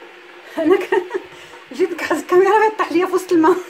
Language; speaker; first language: Arabic; native; Arabic